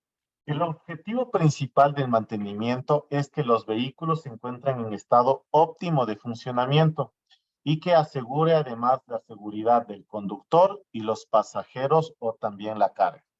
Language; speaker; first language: Spanish; native; Spanish